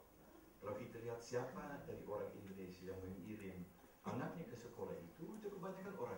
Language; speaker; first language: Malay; non-native, fluent; Dutch